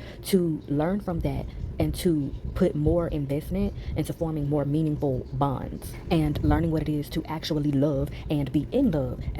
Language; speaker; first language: English; native; English